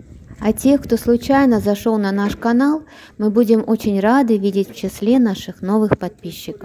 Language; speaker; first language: Russian; native; Russian